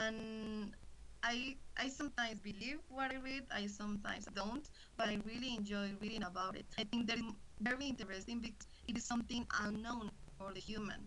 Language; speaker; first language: English; non-native, learner; Spanish